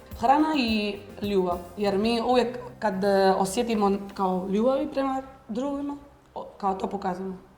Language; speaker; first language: Bosnian; non-native, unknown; Spanish